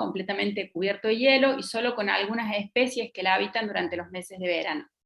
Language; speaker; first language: Spanish; native; Spanish